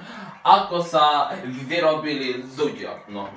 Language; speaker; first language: Slovak; early bilingual, heritage; Slovak